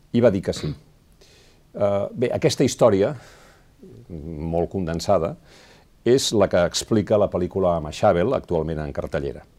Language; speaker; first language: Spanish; non-native, local second language; Catalan